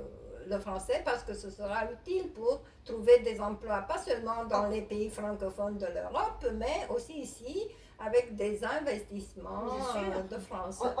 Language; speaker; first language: French; non-native, fluent; Romanian